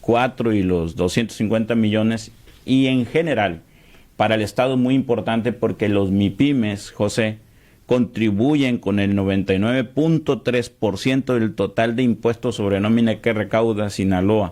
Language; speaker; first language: Spanish; native; Spanish